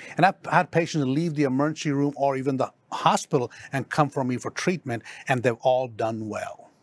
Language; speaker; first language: English; non-native, local second language; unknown